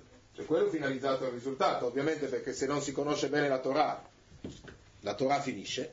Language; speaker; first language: Italian; native; Italian